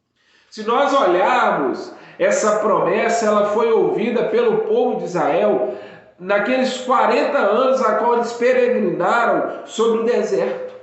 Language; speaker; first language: Portuguese; native; Portuguese